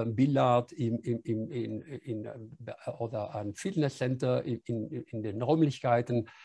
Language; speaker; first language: German; non-native, fluent; Spanish